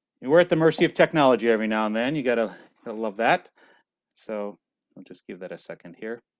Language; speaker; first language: English; native; English